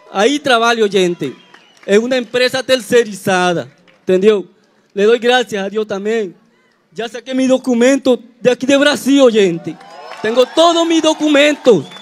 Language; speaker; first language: Portuguese; non-native, learner; Spanish